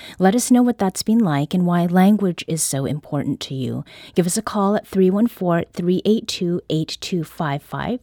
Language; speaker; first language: English; early bilingual, other home language; Korean